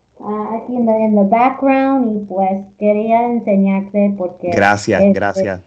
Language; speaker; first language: Spanish; early bilingual, heritage; Spanish